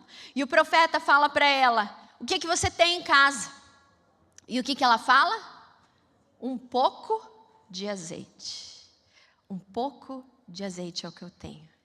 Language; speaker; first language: Portuguese; native; Portuguese